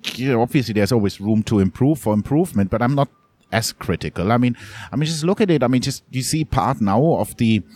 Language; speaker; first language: English; non-native, fluent; German